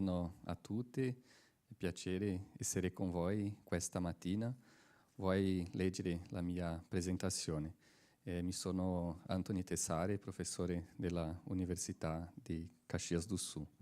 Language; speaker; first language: Italian; non-native, learner; Portuguese